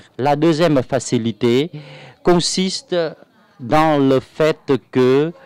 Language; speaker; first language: French; non-native, fluent; Vietnamese